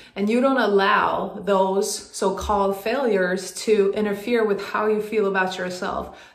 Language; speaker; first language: English; non-native, fluent; Swedish